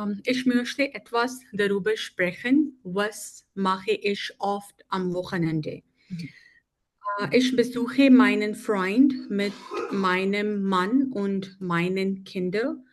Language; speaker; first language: German; non-native, learner; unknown